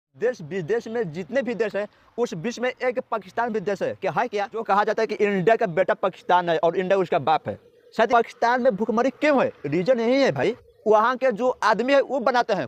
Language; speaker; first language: Hindi; native; Hindi